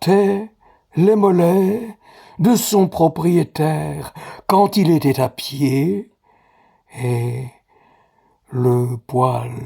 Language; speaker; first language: French; native; French